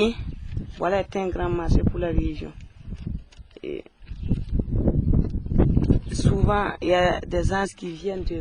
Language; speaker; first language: French; non-native, local second language; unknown